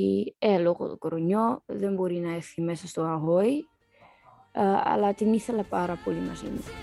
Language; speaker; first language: Greek; early bilingual, heritage; Dutch